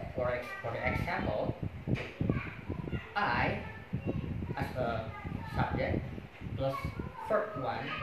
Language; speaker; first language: English; non-native, learner; Indonesian